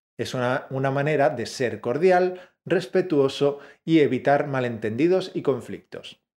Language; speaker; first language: Spanish; native; Spanish